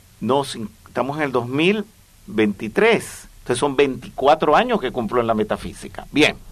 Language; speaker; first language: Spanish; native; Spanish